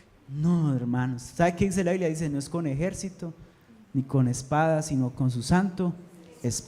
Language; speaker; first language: Spanish; native; Spanish